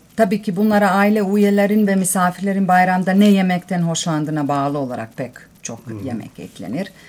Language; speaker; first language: Turkish; non-native, fluent; Bosnian